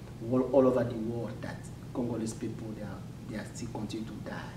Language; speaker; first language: English; non-native, learner; Lingala